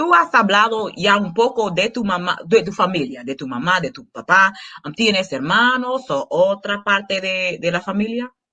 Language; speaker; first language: Spanish; non-native, learner; English